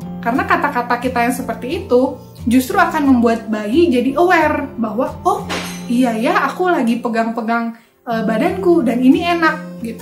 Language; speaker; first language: Indonesian; native; Indonesian